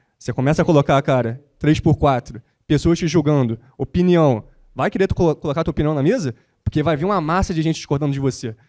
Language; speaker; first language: Portuguese; native; Portuguese